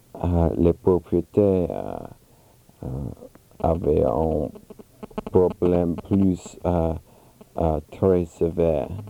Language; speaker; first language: French; non-native, learner; English